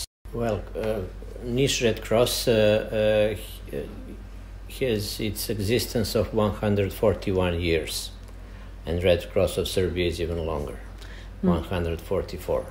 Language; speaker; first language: English; non-native, fluent; Serbian